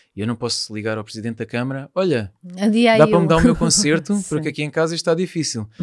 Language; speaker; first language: Portuguese; native; Portuguese